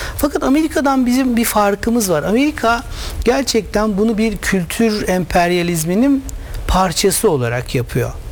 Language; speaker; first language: Turkish; native; Turkish